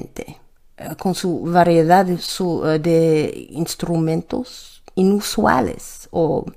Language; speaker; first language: Spanish; non-native, learner; English